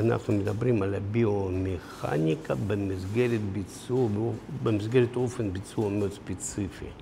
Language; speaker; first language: Hebrew; non-native, fluent; Russian